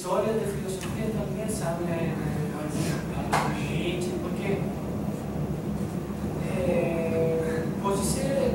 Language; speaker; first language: Portuguese; non-native, learner; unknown